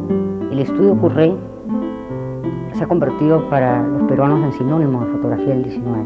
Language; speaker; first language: Spanish; native; Spanish